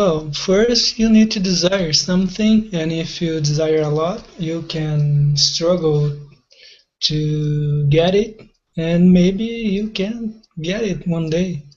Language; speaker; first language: English; non-native, learner; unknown